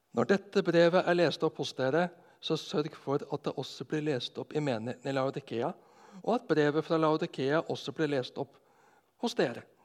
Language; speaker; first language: Norwegian; native; Norwegian